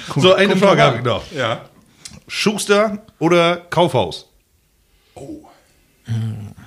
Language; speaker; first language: German; native; German